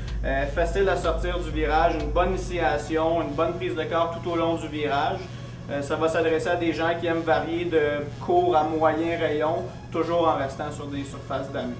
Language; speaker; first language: French; native; French